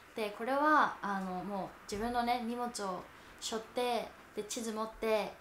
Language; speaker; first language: Japanese; native; Japanese